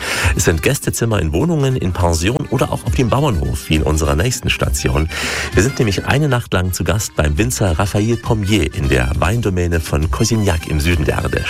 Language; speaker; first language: German; native; German